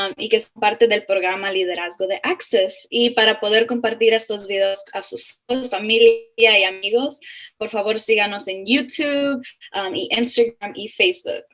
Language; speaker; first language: Spanish; early bilingual, heritage; Spanish